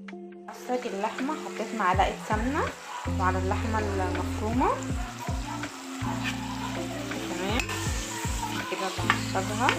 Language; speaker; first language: Arabic; native; Arabic